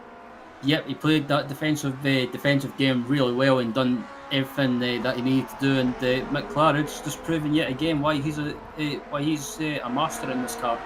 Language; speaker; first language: English; native; English